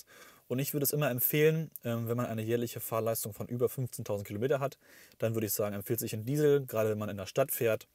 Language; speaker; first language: German; native; German